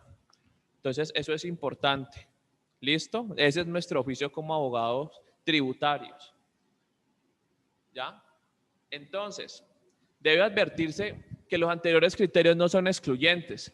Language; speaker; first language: Spanish; native; Spanish